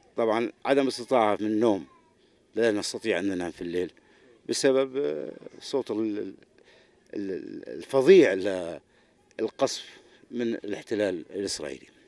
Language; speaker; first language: Arabic; native; Arabic